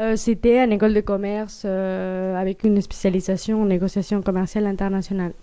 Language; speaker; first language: French; non-native, fluent; Spanish